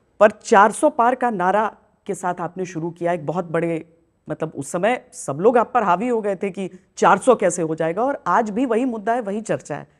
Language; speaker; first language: Hindi; native; Hindi